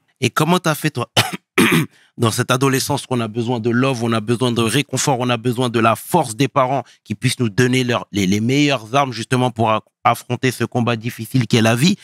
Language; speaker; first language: French; early bilingual, other home language; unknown